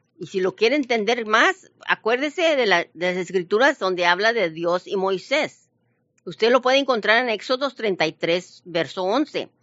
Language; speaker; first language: Spanish; early bilingual, heritage; Spanish